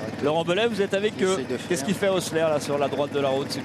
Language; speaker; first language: French; native; French